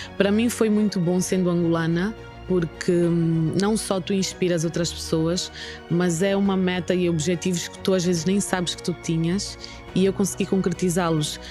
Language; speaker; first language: Portuguese; native; Portuguese